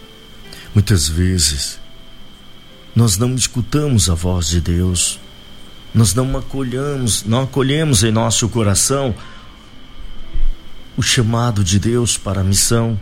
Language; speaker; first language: Portuguese; native; Portuguese